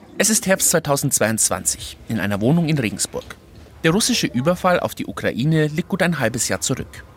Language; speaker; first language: German; native; German